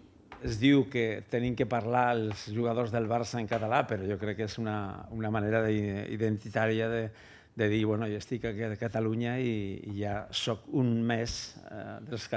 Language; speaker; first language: Catalan; non-native, local second language; Spanish